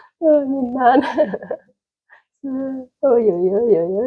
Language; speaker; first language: Swedish; non-native, learner; Thai